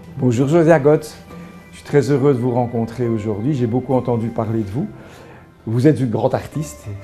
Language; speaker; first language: French; native; French